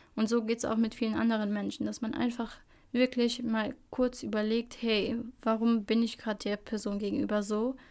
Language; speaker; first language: German; early bilingual, other home language; Albanian